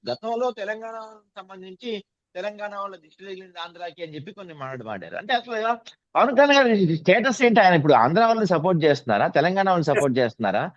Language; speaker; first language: Telugu; native; Telugu